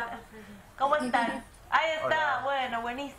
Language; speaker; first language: Spanish; native; Spanish